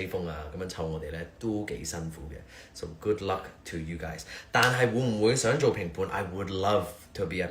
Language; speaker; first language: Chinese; early bilingual, heritage; Cantonese